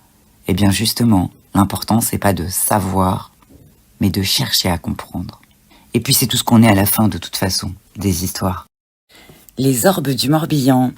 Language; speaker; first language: French; native; French